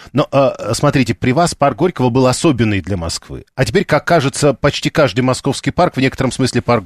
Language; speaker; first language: Russian; native; Russian